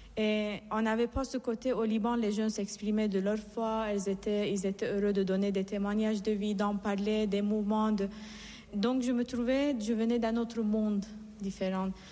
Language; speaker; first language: French; non-native, fluent; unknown